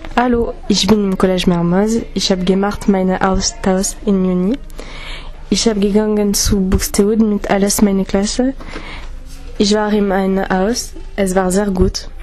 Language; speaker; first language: German; non-native, learner; French